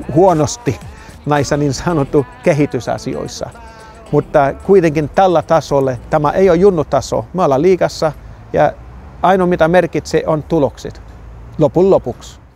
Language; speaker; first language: Finnish; non-native, fluent; English